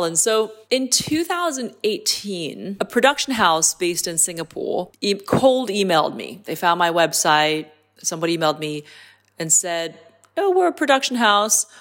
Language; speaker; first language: English; non-native, local second language; Cantonese